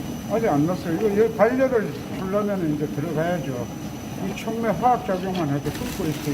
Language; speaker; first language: Korean; native; Korean